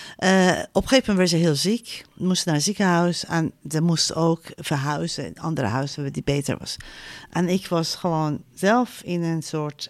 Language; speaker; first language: Dutch; non-native, fluent; Persian